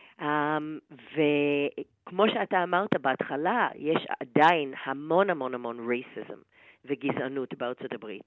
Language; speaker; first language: Hebrew; non-native, fluent; English